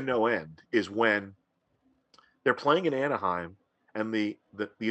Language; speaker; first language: English; native; English